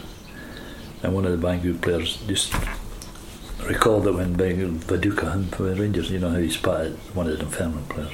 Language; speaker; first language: English; native; English